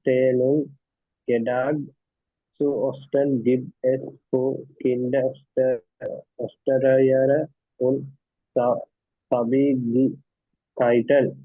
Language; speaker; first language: German; non-native, learner; Sinhala